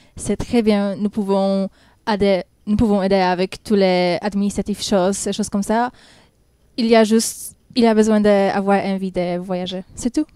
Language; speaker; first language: French; non-native, learner; Polish